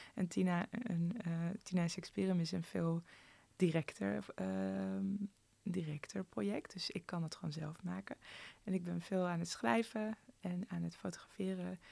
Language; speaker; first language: Dutch; early bilingual, other home language; Persian